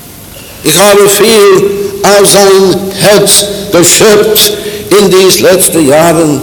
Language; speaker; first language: German; non-native, fluent; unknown